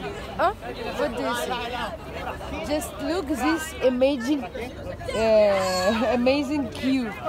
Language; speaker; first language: English; non-native, learner; Russian